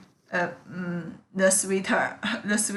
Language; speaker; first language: English; non-native, learner; Chinese